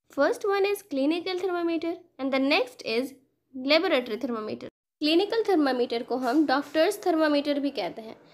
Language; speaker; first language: Hindi; native; Hindi